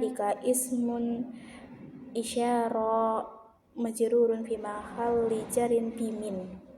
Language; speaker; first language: Arabic; non-native, learner; Indonesian